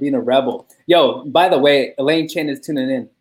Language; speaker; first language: English; early bilingual, other home language; Spanish